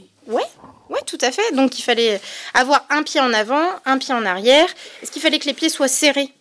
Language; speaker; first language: French; native; French